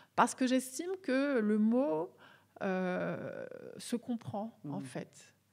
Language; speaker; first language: French; native; French